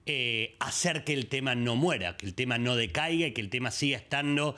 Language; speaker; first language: Spanish; native; Spanish